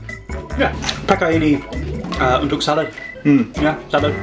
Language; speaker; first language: Indonesian; non-native, learner; English